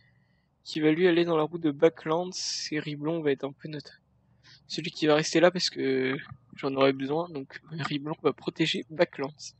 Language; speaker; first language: French; native; French